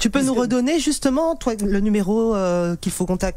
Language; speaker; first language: French; native; French